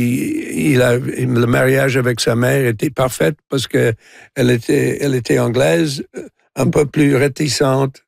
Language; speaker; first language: French; non-native, local second language; English